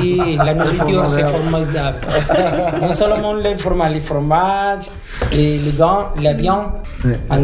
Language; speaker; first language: French; non-native, learner; Spanish